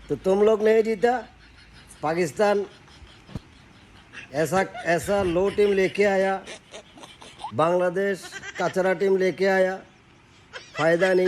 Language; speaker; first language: Hindi; non-native, learner; Bangla